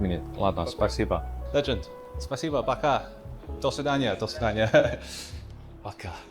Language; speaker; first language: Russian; non-native, learner; English